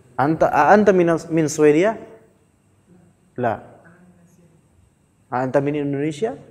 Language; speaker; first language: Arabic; non-native, fluent; Indonesian